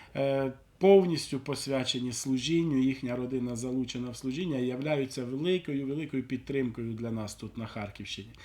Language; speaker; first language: Ukrainian; native; Ukrainian